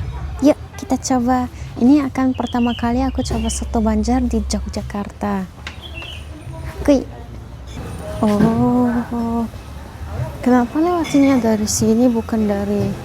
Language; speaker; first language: Indonesian; non-native, fluent; Arabic